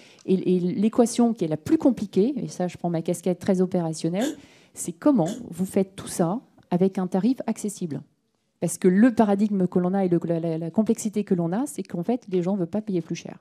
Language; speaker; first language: French; native; French